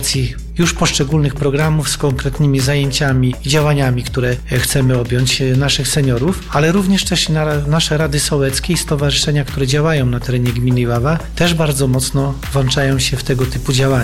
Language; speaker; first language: Polish; native; Polish